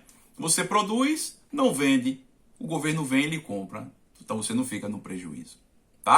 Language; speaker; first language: Portuguese; native; Portuguese